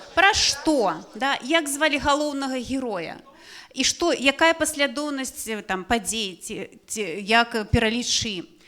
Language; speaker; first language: Belarusian; non-native, local second language; Russian